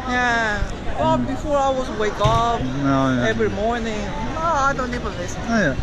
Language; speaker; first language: English; non-native, learner; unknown